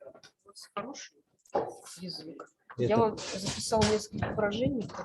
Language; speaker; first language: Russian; native; Russian